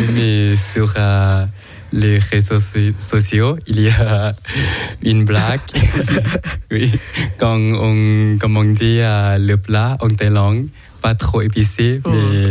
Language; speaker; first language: French; non-native, learner; Thai